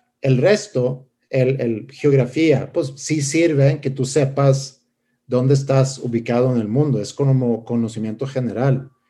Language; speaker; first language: Spanish; non-native, fluent; Swedish